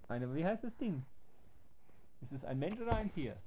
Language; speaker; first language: German; native; German